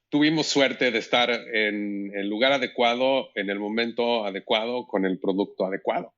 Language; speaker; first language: Spanish; native; Spanish